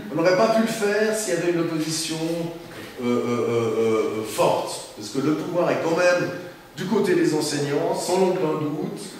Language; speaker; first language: French; native; French